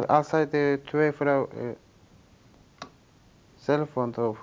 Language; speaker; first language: Dutch; non-native, learner; Turkish